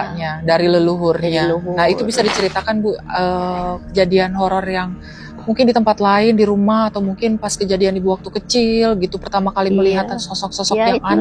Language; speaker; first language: Indonesian; native; Indonesian